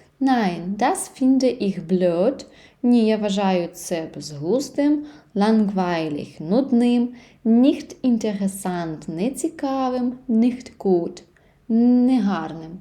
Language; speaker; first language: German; non-native, fluent; Ukrainian